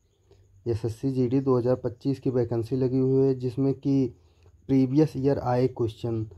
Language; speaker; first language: Hindi; native; Hindi